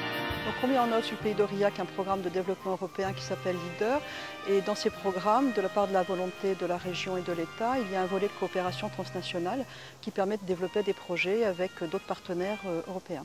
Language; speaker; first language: French; native; French